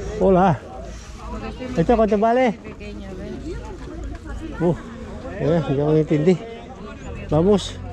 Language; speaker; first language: Spanish; non-native, learner; Filipino